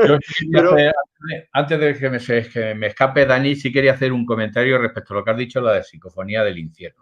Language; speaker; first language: Spanish; native; Spanish